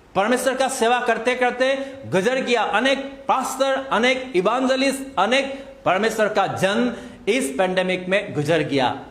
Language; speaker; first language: Hindi; non-native, local second language; Assamese